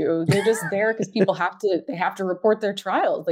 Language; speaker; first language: English; native; English